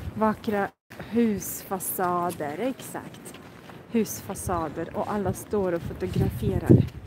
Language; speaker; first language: Swedish; non-native, fluent; Russian